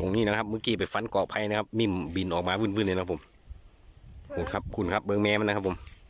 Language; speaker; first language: Thai; non-native, local second language; Lao